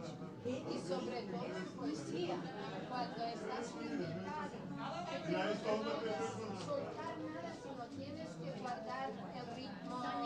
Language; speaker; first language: Spanish; non-native, fluent; Macedonian